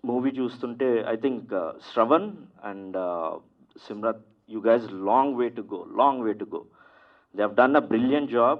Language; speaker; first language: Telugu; native; Telugu